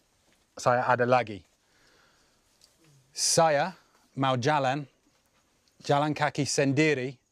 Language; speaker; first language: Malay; non-native, learner; English